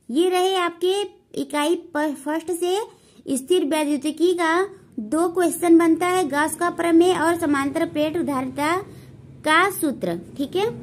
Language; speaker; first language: Hindi; native; Hindi